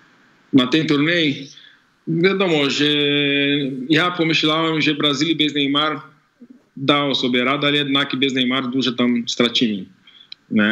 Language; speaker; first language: Polish; non-native, fluent; Portuguese